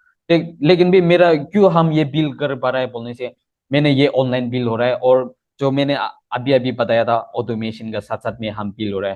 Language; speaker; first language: Hindi; non-native, local second language; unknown